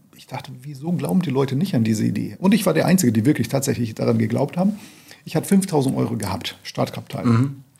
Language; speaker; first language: German; non-native, fluent; Portuguese